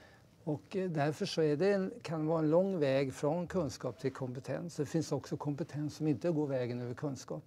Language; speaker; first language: Swedish; native; Swedish